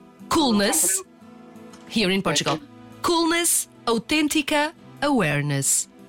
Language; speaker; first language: English; non-native, fluent; Portuguese